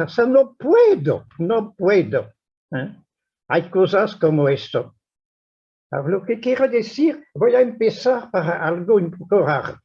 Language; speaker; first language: Spanish; non-native, fluent; French